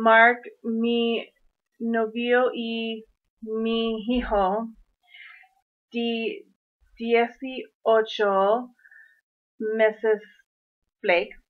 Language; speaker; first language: Spanish; non-native, learner; English